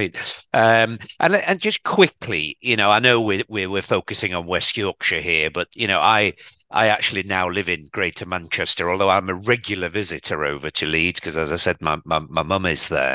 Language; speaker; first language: English; native; English